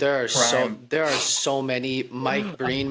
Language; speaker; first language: English; native; English